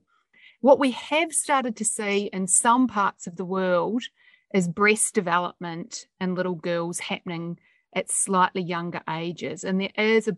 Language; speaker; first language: English; native; English